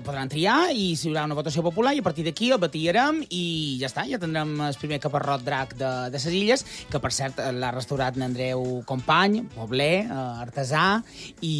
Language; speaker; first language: Catalan; native; Catalan